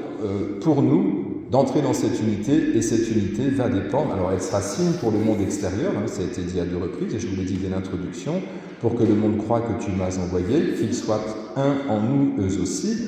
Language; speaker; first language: French; native; French